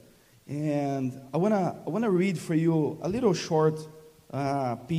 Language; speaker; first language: English; non-native, learner; Portuguese